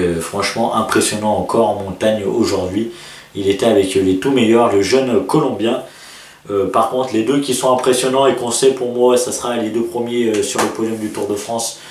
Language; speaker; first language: French; native; French